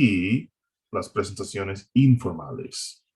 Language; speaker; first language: Spanish; non-native, fluent; English